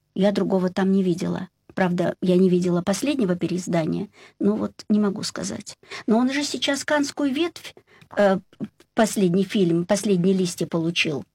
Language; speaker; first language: Russian; native; Russian